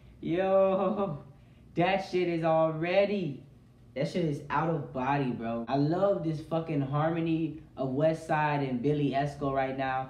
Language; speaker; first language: English; native; English